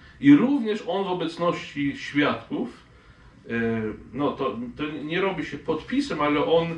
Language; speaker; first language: Polish; non-native, fluent; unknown